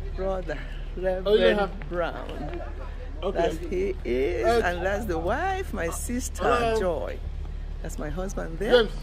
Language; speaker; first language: English; non-native, local second language; Igbo